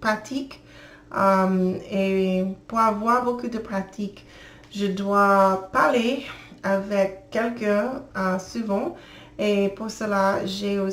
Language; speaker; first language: French; non-native, learner; English